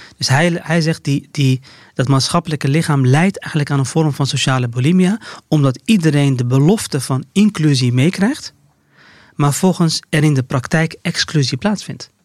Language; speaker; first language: Dutch; early bilingual, other home language; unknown